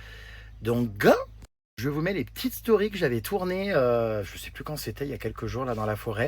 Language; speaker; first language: French; native; French